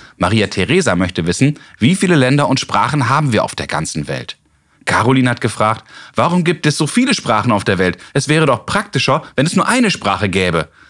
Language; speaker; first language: German; native; German